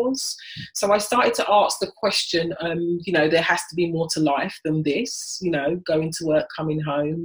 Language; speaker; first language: English; native; English